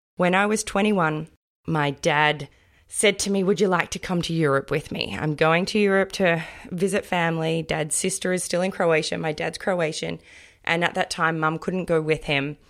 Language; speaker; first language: English; native; English